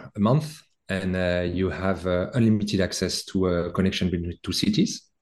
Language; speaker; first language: English; non-native, fluent; French